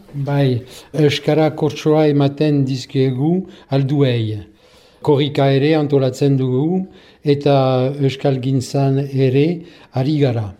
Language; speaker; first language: Basque; non-native, local second language; French